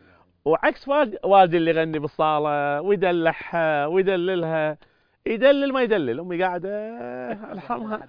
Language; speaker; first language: Arabic; native; Arabic